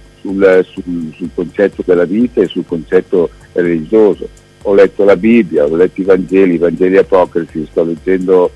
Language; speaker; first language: Italian; native; Italian